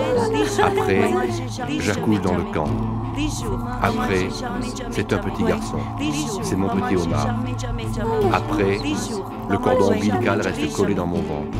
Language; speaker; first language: French; non-native, learner; Arabic